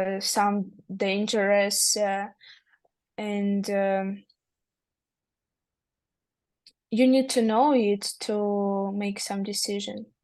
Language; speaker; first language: English; non-native, learner; Russian